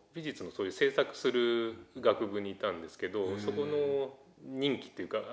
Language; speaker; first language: Japanese; native; Japanese